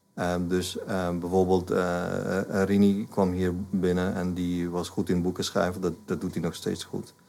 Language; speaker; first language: Dutch; non-native, fluent; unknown